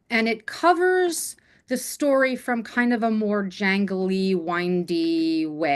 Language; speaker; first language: English; native; English